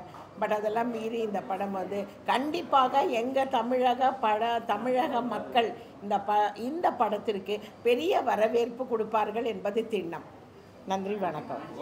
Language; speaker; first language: Tamil; native; Tamil